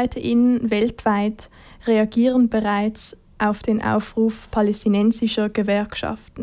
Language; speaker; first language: German; native; German